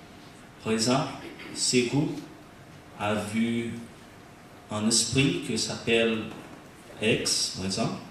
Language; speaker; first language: French; non-native, learner; Portuguese